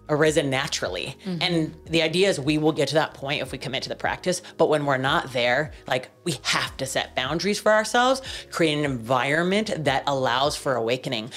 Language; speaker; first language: English; native; English